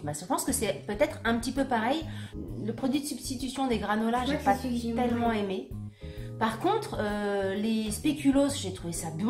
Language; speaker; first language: French; native; French